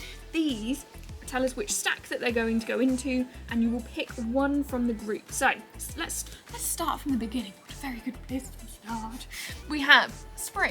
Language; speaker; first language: English; native; English